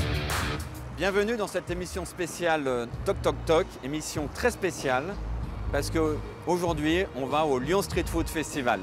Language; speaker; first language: French; native; French